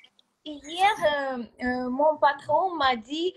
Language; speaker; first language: French; non-native, learner; Ukrainian